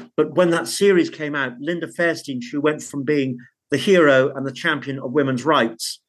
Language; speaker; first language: English; native; English